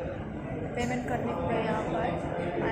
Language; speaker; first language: Hindi; non-native, local second language; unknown